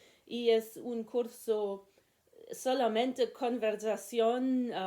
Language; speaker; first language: Spanish; non-native, learner; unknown